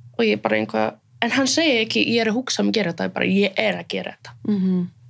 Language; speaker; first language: Icelandic; non-native, fluent; Polish